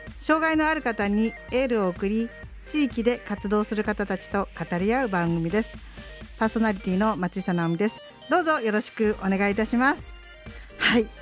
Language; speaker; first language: Japanese; native; Japanese